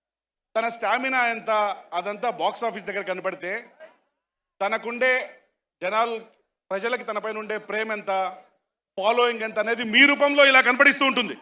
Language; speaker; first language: Telugu; native; Telugu